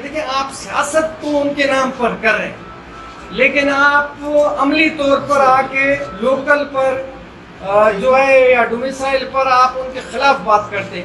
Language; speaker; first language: Urdu; non-native, local second language; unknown